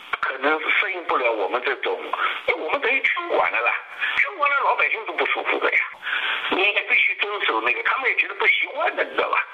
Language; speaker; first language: Chinese; native; Chinese